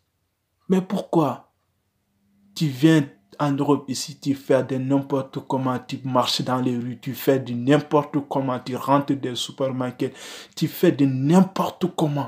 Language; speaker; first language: French; non-native, learner; Wolof